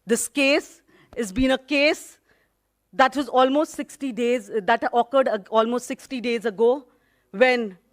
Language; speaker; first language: English; non-native, local second language; Hindi